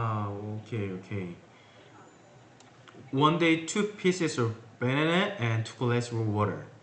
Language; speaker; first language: English; non-native, learner; Korean